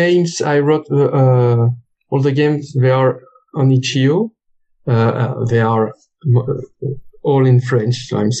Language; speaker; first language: English; non-native, learner; French